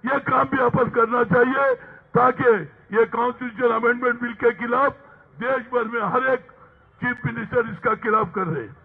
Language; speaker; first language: Hindi; non-native, local second language; Telugu